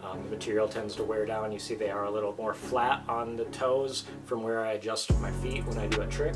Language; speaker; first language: English; native; English